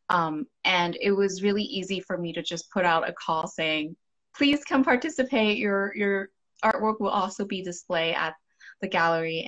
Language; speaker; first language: English; non-native, local second language; Cantonese